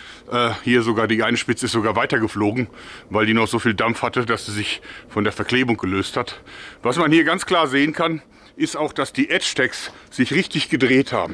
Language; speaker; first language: German; native; German